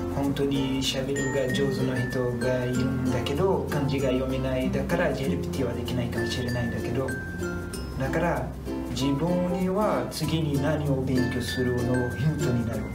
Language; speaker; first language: Japanese; non-native, fluent; Portuguese